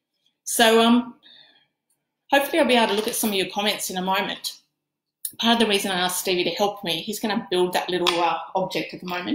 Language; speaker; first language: English; native; English